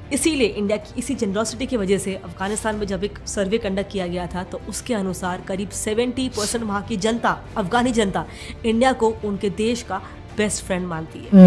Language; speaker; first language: Hindi; native; Hindi